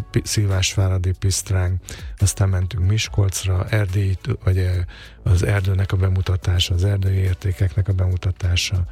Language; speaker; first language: Hungarian; native; Hungarian